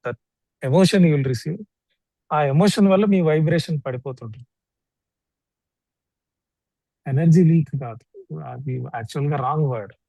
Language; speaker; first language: Telugu; native; Telugu